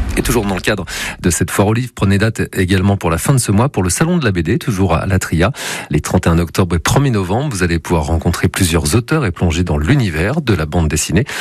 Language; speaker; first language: French; native; French